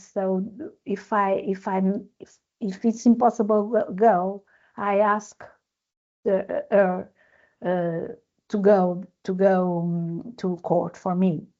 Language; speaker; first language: English; non-native, learner; Portuguese